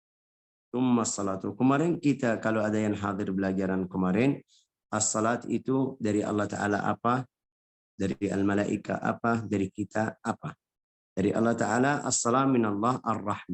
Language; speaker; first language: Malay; non-native, fluent; Arabic